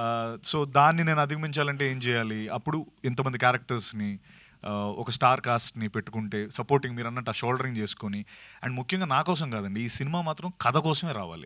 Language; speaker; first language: Telugu; native; Telugu